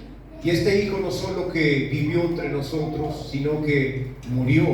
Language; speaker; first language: Spanish; native; Spanish